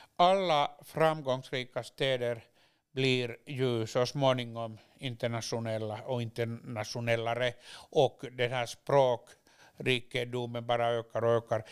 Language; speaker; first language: Swedish; non-native, local second language; Finnish